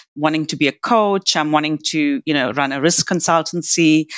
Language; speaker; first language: English; native; English